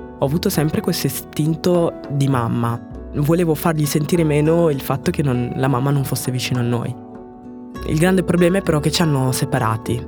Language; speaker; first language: Italian; early bilingual, other home language; French